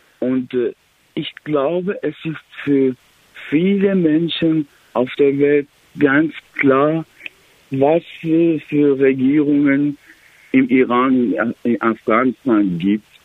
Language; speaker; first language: German; non-native, learner; Persian